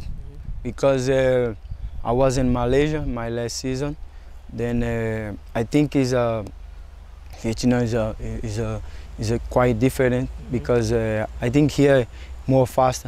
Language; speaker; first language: English; non-native, fluent; Portuguese